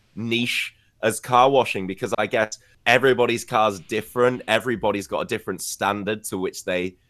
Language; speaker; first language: English; native; English